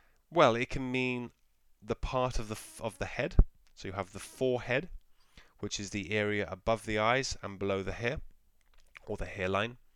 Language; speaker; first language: English; native; English